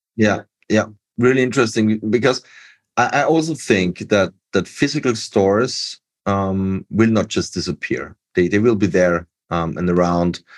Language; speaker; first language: English; non-native, fluent; German